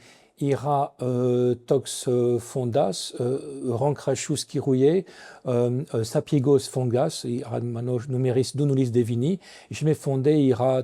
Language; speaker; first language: Lithuanian; non-native, fluent; French